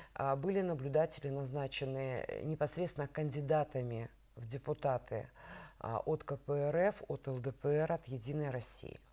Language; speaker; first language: Russian; native; Russian